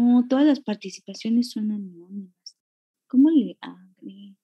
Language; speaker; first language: Spanish; native; Spanish